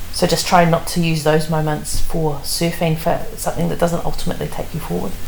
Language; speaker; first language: English; native; English